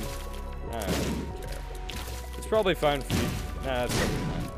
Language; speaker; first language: English; native; English